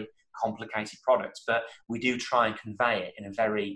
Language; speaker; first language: English; native; English